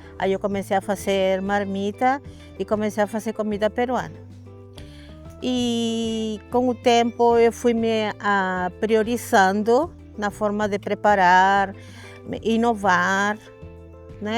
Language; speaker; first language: Portuguese; non-native, fluent; Spanish